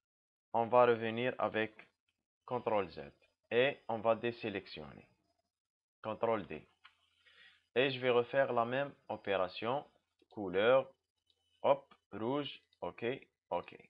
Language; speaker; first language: French; non-native, local second language; Arabic